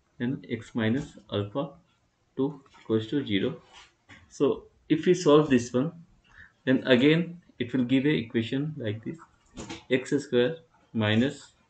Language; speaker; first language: English; non-native, local second language; Hindi